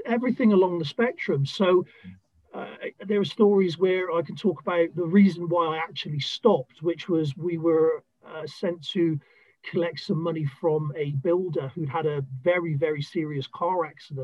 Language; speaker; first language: English; native; English